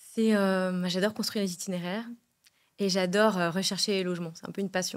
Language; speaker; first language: French; native; French